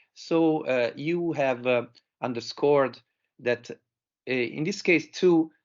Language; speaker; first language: English; non-native, fluent; Italian